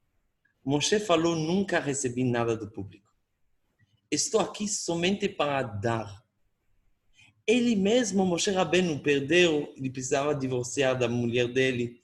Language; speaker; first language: Portuguese; non-native, fluent; Hebrew